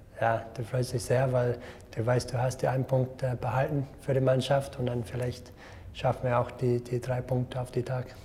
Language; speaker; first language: German; non-native, fluent; English